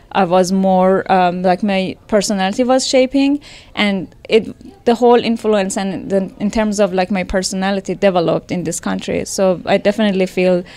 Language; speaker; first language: English; non-native, fluent; Persian